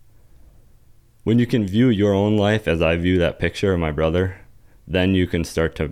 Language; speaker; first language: English; native; English